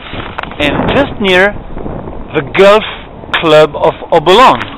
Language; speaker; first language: English; non-native, fluent; French